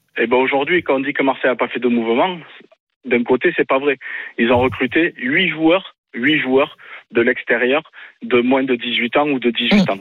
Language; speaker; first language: French; native; French